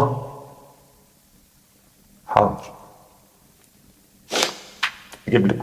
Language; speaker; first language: Arabic; native; Arabic